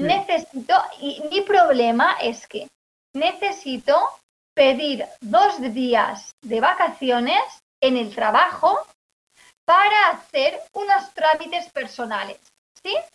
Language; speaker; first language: Spanish; native; Spanish